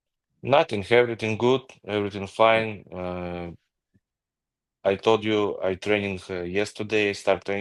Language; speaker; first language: English; non-native, learner; Ukrainian